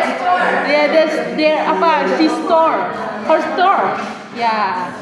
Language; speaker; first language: English; non-native, learner; Indonesian